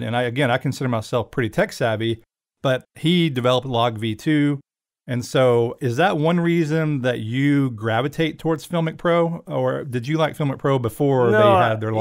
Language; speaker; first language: English; native; English